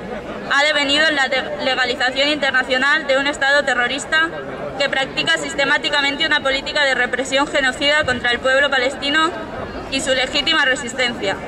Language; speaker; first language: Spanish; native; Spanish